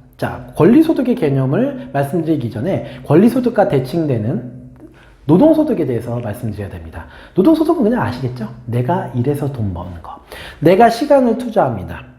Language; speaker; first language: Korean; native; Korean